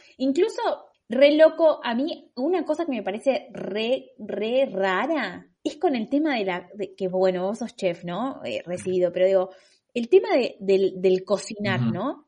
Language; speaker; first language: Spanish; native; Spanish